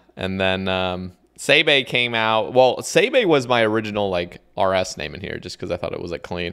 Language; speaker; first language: English; native; English